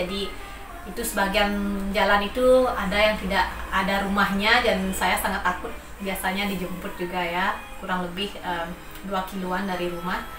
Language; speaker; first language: Indonesian; non-native, local second language; Balinese